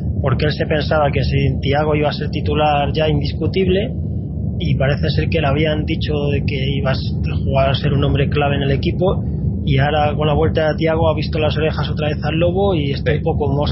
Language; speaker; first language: Spanish; native; Spanish